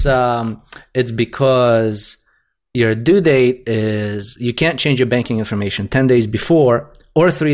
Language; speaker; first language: English; non-native, fluent; Russian